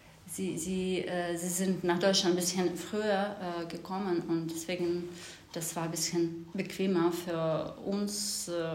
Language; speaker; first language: German; non-native, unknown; Ukrainian